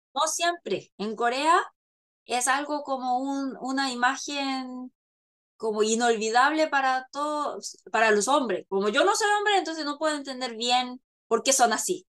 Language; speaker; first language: Spanish; non-native, fluent; Korean